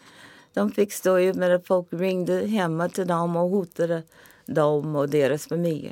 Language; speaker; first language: Swedish; non-native, fluent; English